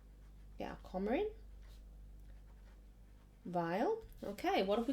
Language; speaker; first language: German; non-native, fluent; English